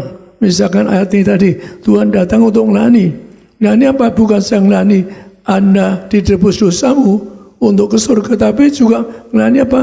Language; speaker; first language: Indonesian; native; Indonesian